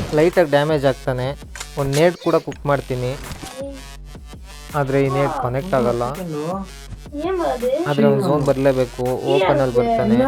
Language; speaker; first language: Kannada; native; Kannada